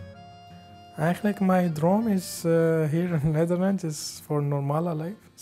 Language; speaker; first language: Dutch; non-native, learner; Arabic